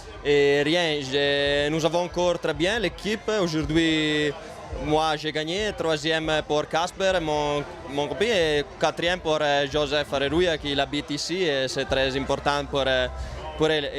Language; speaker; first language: French; non-native, learner; Italian